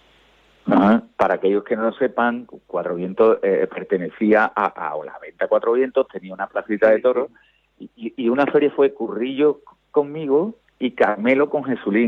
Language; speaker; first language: Spanish; native; Spanish